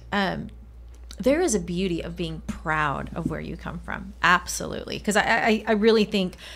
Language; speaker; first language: English; non-native, fluent; Spanish